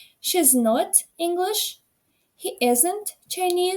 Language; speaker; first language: English; non-native, fluent; Ukrainian